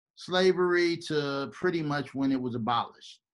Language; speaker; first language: English; native; English